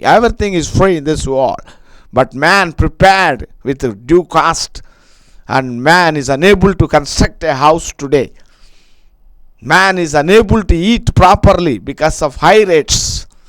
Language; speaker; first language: English; non-native, local second language; Telugu